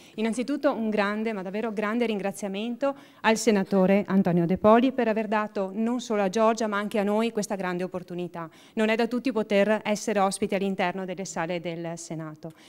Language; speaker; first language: Italian; native; Italian